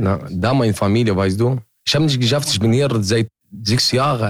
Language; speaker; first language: German; non-native, learner; Arabic